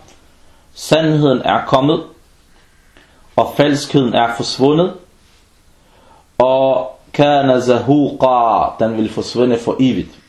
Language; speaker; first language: Danish; early bilingual, other home language; Arabic